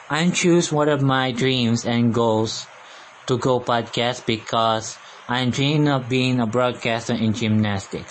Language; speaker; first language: English; non-native, local second language; Filipino